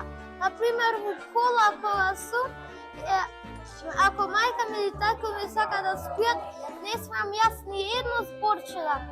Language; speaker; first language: Macedonian; early bilingual, heritage; Macedonian